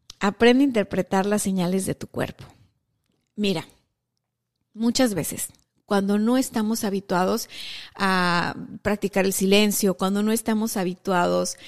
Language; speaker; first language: Spanish; native; Spanish